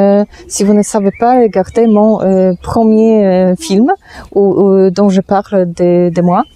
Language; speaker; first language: French; non-native, fluent; Polish